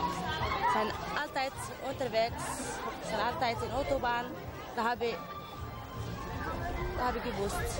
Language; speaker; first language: Dutch; non-native, learner; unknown